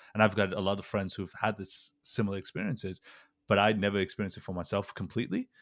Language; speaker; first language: English; early bilingual, other home language; Urdu